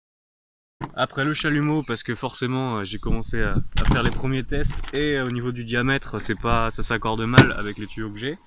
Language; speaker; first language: French; native; French